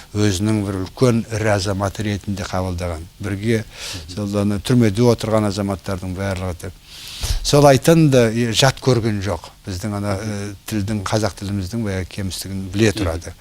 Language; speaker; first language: Kazakh; non-native, local second language; Russian